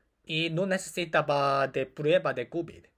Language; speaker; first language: Spanish; non-native, learner; Korean